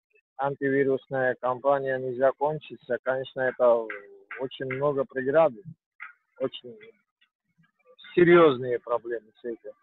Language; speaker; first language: Russian; non-native, fluent; Georgian